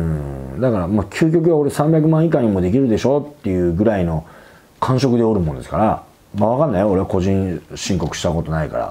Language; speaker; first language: Japanese; native; Japanese